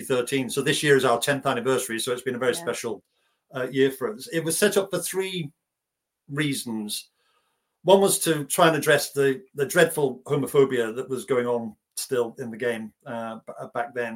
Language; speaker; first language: English; native; English